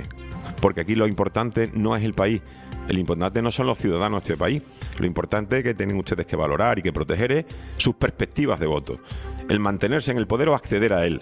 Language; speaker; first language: Spanish; native; Spanish